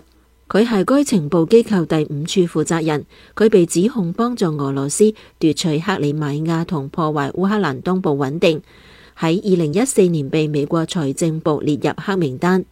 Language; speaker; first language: Chinese; non-native, local second language; Cantonese